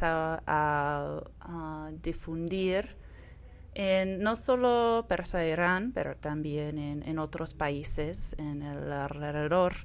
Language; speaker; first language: Spanish; non-native, fluent; Persian